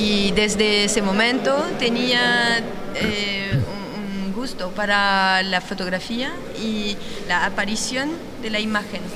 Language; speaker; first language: Spanish; non-native, learner; French